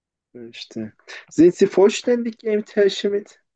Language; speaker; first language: German; non-native, fluent; Turkish